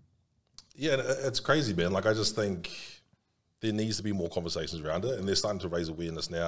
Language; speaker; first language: English; native; English